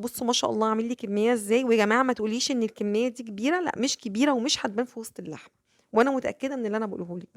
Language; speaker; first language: Arabic; native; Arabic